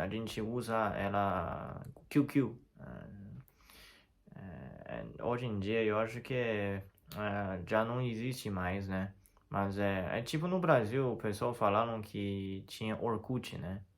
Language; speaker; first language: Portuguese; non-native, fluent; Chinese